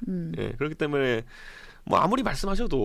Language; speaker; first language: Korean; native; Korean